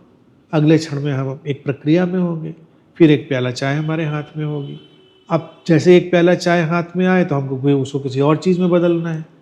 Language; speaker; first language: Hindi; native; Hindi